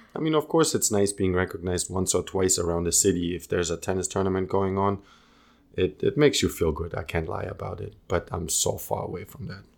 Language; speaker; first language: English; non-native, fluent; German